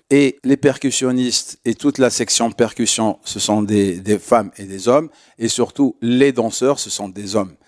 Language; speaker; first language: French; non-native, local second language; Arabic